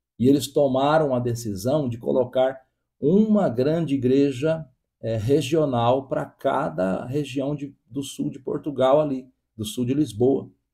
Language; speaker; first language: Portuguese; native; Portuguese